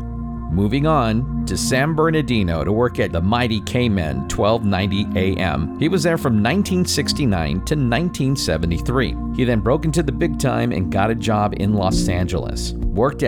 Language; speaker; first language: English; native; English